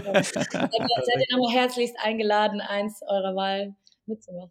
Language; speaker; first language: German; native; German